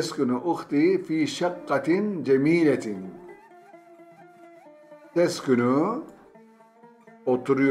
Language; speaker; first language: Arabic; non-native, fluent; Turkish